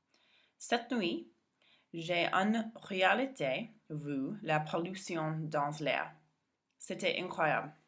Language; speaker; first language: French; non-native, learner; English